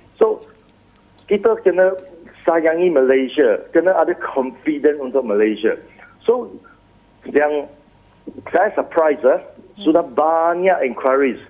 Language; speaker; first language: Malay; non-native, local second language; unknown